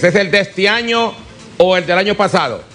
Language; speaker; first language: Spanish; native; Spanish